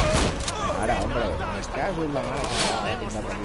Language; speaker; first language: Spanish; non-native, local second language; Catalan